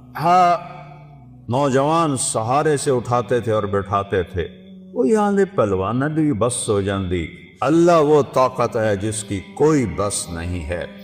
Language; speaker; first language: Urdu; non-native, local second language; Saraiki